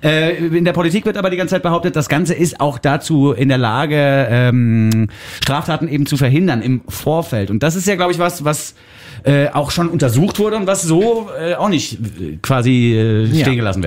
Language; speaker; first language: German; native; German